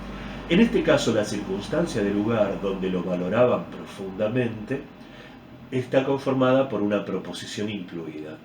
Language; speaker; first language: Spanish; native; Spanish